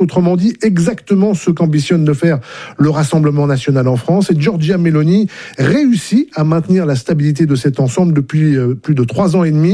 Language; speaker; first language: French; native; French